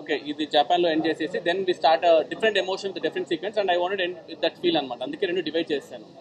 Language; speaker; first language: Telugu; native; Telugu